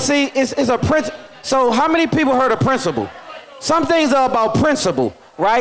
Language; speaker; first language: English; native; English